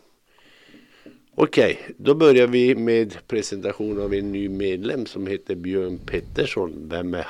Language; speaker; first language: Swedish; native; Swedish